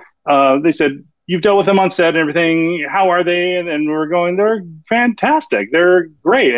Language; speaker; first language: English; native; English